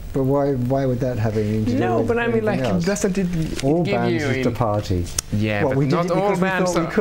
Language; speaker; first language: English; non-native, fluent; Swedish